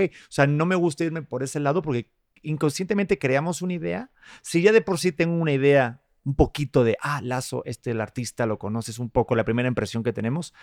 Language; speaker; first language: Spanish; native; Spanish